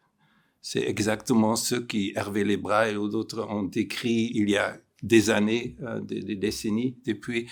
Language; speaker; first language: French; non-native, fluent; German